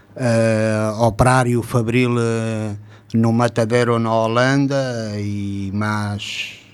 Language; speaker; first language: Spanish; non-native, fluent; Portuguese